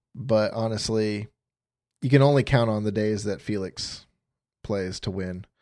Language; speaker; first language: English; native; English